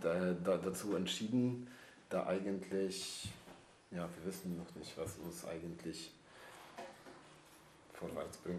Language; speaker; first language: German; non-native, learner; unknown